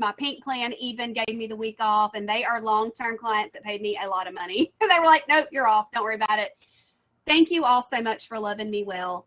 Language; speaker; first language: English; native; English